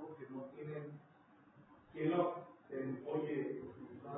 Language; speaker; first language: Spanish; native; Spanish